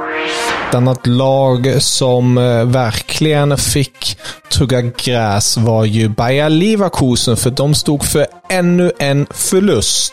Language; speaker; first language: Swedish; native; Swedish